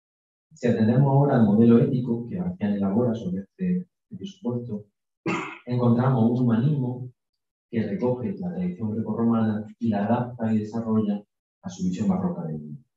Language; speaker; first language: Spanish; native; Spanish